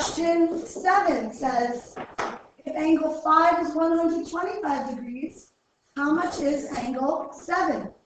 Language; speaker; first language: English; native; English